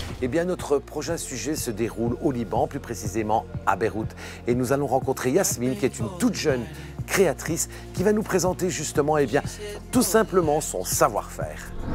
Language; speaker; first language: French; native; French